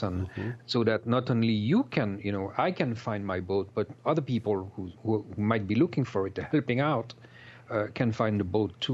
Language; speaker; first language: English; non-native, fluent; French